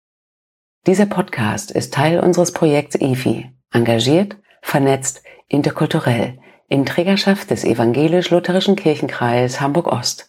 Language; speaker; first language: German; native; German